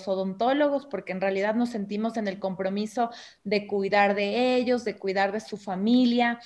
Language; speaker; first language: Spanish; native; Spanish